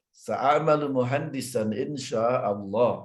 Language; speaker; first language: Arabic; non-native, fluent; Indonesian